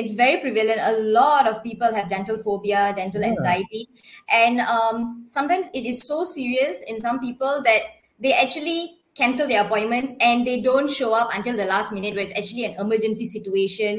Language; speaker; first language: English; non-native, local second language; Tamil